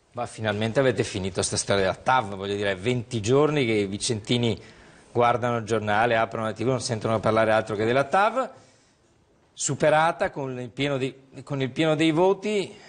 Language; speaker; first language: Italian; native; Italian